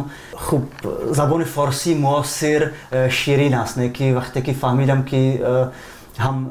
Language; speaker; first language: Persian; non-native, fluent; Czech